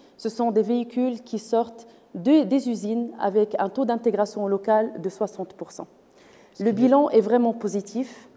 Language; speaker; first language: French; non-native, local second language; Arabic